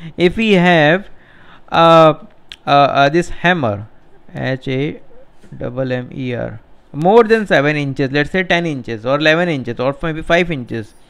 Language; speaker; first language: English; non-native, local second language; Hindi